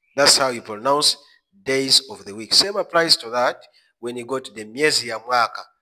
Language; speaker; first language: English; non-native, local second language; Swahili